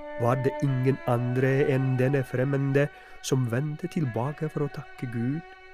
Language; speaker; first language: Norwegian; non-native, fluent; Polish